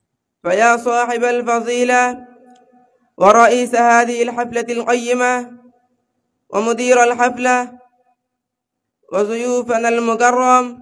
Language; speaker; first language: Arabic; non-native, learner; Bangla